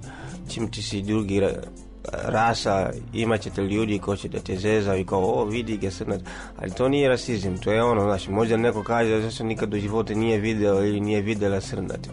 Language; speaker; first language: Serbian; non-native, learner; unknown